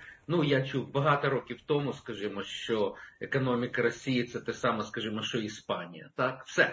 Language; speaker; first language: Ukrainian; native; Ukrainian